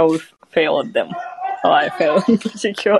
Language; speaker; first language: English; non-native, fluent; Kazakh